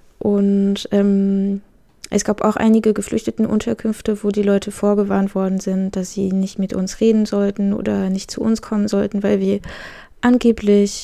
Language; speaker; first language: German; non-native, fluent; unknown